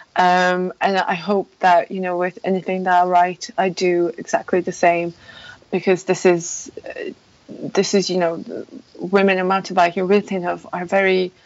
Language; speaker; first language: English; non-native, fluent; Polish